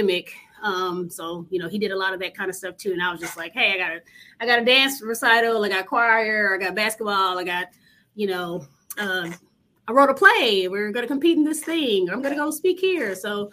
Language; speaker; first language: English; native; English